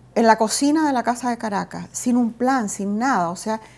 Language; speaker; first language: Spanish; native; Spanish